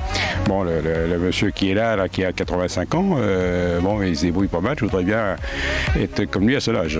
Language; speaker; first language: French; native; French